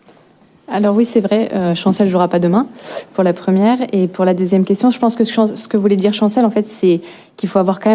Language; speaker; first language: French; native; French